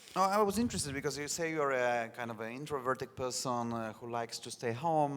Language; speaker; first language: English; non-native, fluent; Polish